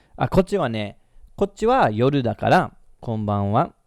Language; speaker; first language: Japanese; non-native, fluent; English